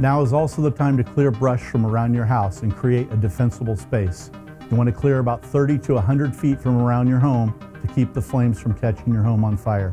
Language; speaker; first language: English; native; English